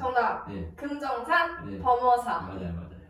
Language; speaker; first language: Korean; non-native, learner; Japanese